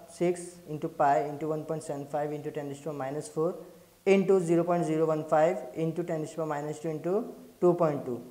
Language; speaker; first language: Hindi; native; Hindi